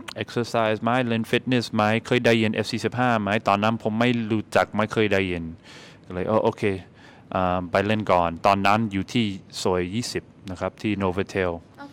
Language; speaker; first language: Thai; non-native, fluent; English